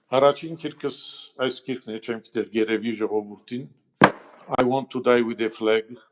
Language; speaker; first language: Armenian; early bilingual, heritage; Armenian